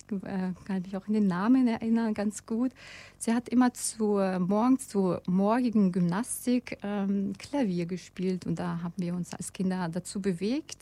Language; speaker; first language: German; non-native, fluent; Russian